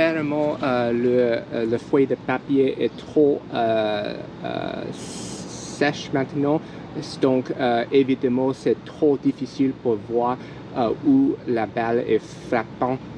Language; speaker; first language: French; non-native, learner; English